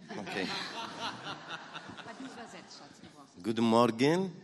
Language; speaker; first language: German; non-native, learner; Arabic